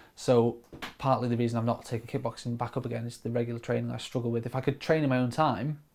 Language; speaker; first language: English; native; English